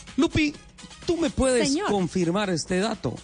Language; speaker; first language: Spanish; native; Spanish